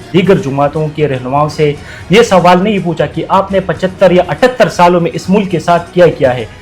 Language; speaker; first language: Urdu; non-native, local second language; Pashto